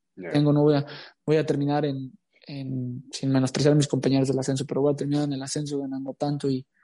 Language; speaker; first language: Spanish; native; Spanish